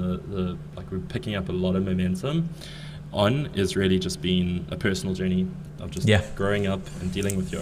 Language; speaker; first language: English; native; English